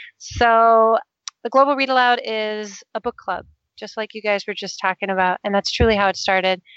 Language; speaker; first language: English; non-native, fluent; Danish